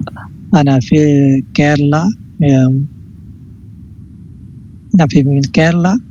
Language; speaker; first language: Arabic; non-native, learner; Malayalam